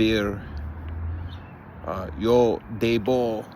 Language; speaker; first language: Spanish; non-native, learner; English